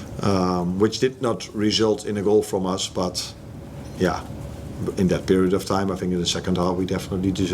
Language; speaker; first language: English; non-native, fluent; Dutch